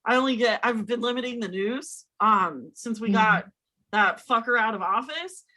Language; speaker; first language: English; native; English